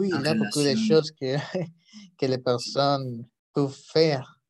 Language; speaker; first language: French; non-native, learner; Spanish